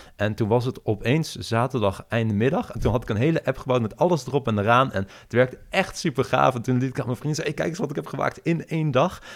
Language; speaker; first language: Dutch; native; Dutch